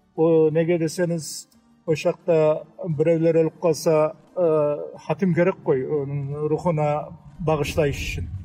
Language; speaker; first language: Kazakh; early bilingual, heritage; Kazakh